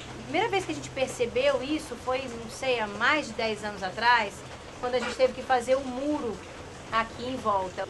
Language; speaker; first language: Portuguese; native; Portuguese